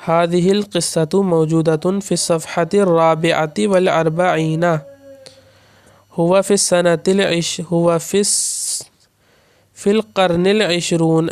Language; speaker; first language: Arabic; non-native, fluent; Urdu